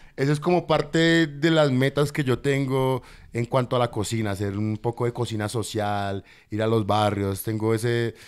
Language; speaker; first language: Spanish; native; Spanish